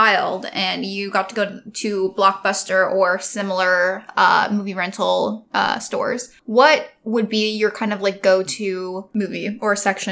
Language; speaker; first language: English; native; English